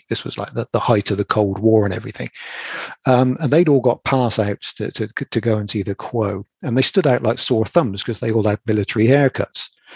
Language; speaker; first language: English; native; English